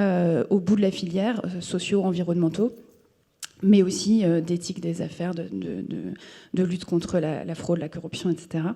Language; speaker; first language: French; native; French